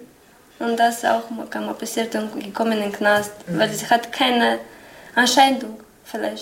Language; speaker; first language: German; non-native, learner; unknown